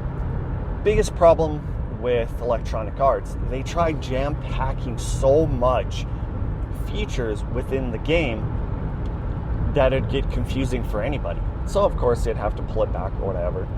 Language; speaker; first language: English; native; English